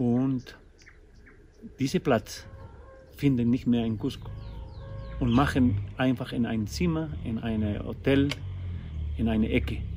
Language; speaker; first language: German; non-native, learner; Spanish